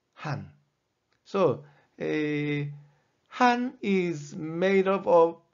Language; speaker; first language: English; non-native, fluent; Korean